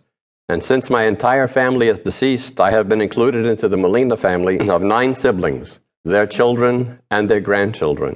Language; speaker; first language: English; early bilingual, other home language; Polish